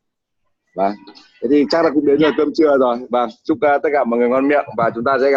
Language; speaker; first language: Vietnamese; native; Vietnamese